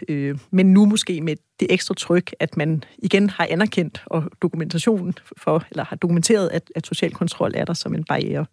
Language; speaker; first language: Danish; native; Danish